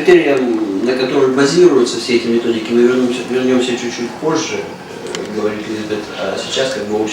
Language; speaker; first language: Russian; native; Russian